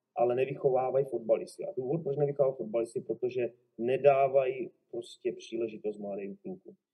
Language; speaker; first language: Czech; native; Czech